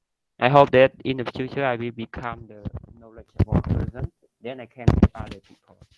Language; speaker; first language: English; non-native, learner; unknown